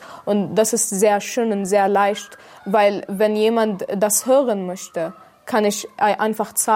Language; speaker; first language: German; non-native, learner; Arabic